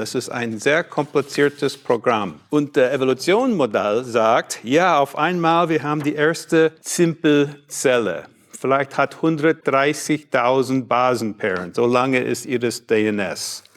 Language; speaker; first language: German; non-native, learner; English